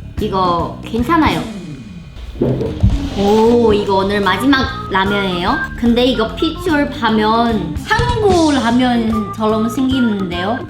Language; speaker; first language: Korean; non-native, learner; Chinese